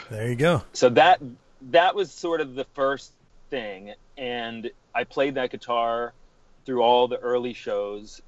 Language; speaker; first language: English; native; English